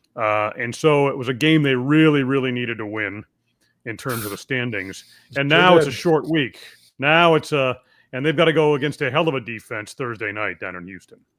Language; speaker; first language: English; native; English